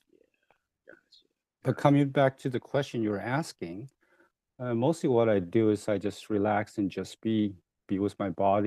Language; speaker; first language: English; non-native, fluent; Chinese